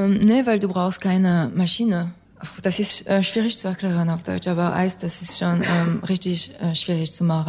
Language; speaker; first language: German; non-native, fluent; English